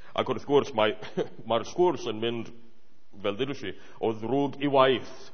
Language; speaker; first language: Welsh; non-native, fluent; English